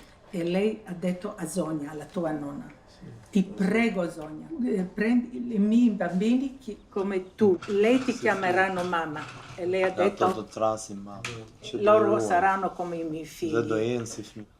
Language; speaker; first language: Italian; non-native, fluent; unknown